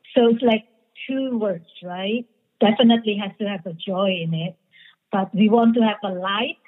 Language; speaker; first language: English; non-native, fluent; Indonesian